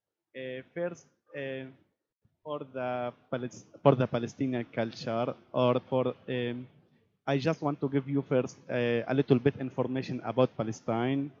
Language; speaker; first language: English; non-native, learner; Arabic